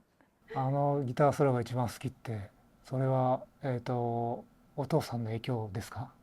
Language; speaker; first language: Japanese; native; Japanese